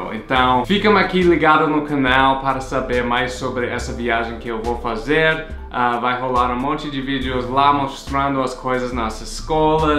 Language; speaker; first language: Portuguese; non-native, fluent; English